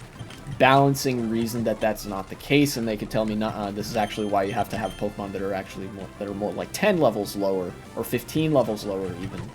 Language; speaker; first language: English; native; English